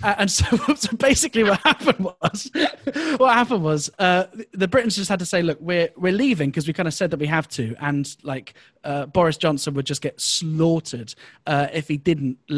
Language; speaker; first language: English; native; English